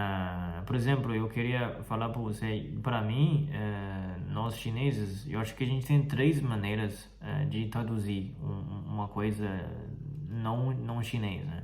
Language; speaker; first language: Portuguese; non-native, fluent; Chinese